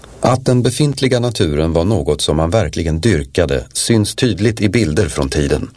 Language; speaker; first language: Swedish; native; Swedish